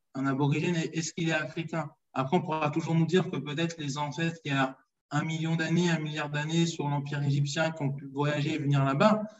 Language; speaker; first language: French; early bilingual, other home language; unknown